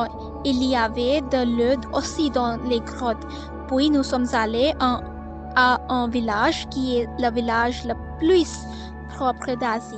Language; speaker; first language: French; non-native, learner; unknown